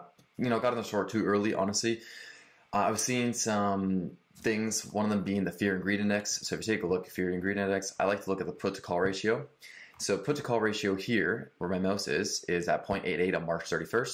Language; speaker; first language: English; native; English